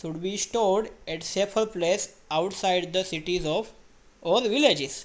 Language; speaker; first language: English; non-native, local second language; Gujarati